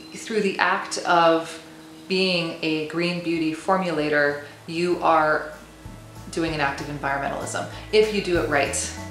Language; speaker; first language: English; native; English